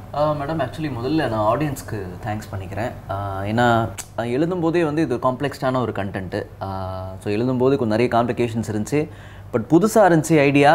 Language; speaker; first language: Tamil; native; Tamil